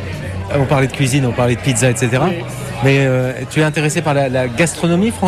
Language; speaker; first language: French; native; French